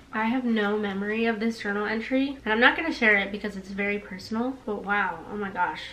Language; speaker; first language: English; native; English